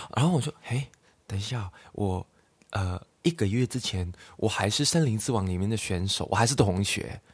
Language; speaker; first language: Chinese; non-native, local second language; Cantonese